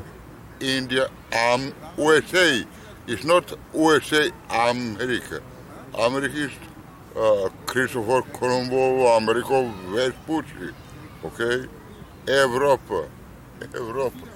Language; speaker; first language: English; non-native, learner; Romany